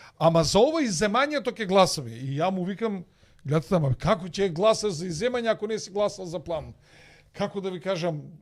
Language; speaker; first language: Macedonian; native; Macedonian